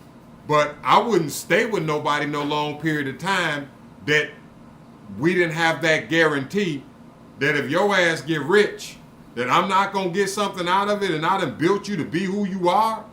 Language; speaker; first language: English; native; English